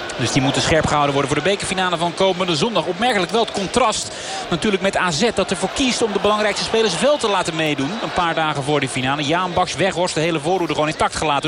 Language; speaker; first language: Dutch; native; Dutch